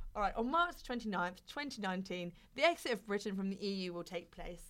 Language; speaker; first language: English; native; English